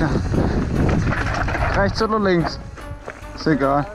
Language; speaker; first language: German; native; German